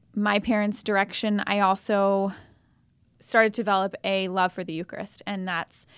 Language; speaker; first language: English; native; English